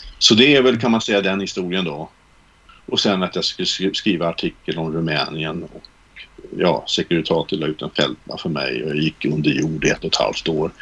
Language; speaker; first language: Swedish; native; Swedish